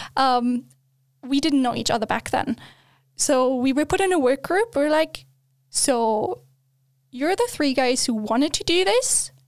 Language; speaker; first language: English; non-native, fluent; German